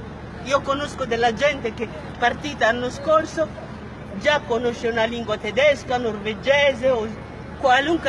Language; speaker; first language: Italian; non-native, fluent; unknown